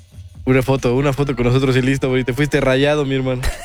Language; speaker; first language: Spanish; native; Spanish